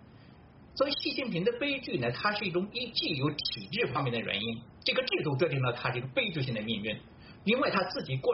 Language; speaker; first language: Chinese; native; Chinese